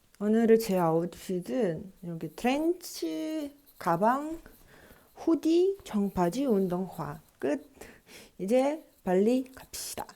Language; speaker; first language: Korean; non-native, fluent; Russian